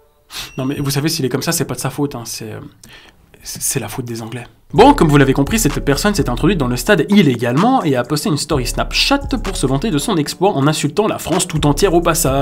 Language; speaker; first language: French; native; French